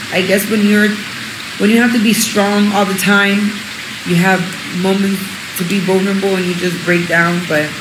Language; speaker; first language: English; early bilingual, other home language; Spanish